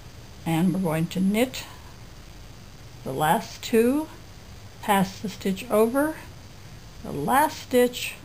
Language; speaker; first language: English; native; English